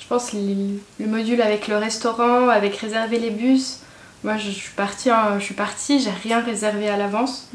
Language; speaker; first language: French; native; French